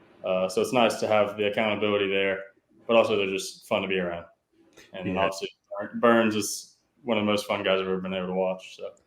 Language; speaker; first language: English; native; English